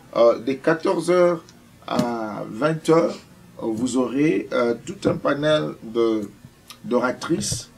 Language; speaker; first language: French; non-native, local second language; Lingala